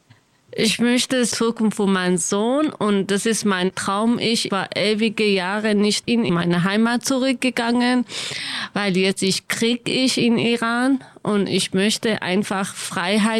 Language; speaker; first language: German; non-native, learner; Kurdish